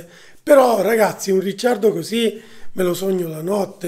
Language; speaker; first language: Italian; native; Italian